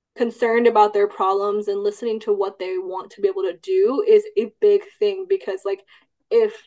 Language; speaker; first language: English; early bilingual, other home language; Cantonese